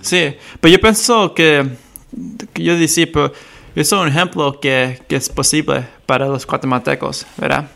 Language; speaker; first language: Spanish; early bilingual, heritage; Spanish